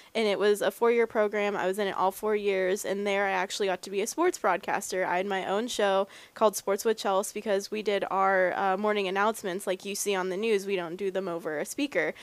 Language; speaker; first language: English; native; English